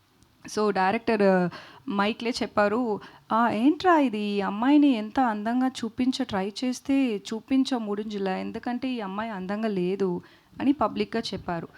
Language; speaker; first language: Telugu; non-native, local second language; Tamil